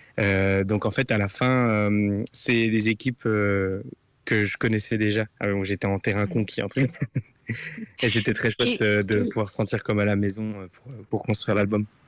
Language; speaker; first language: French; early bilingual, other home language; Turkish